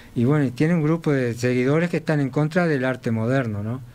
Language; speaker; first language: Spanish; native; Spanish